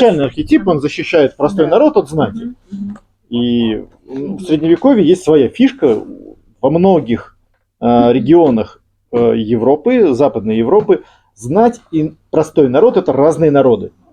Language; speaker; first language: Russian; native; Russian